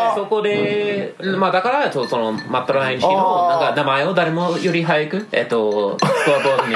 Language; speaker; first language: Japanese; non-native, fluent; English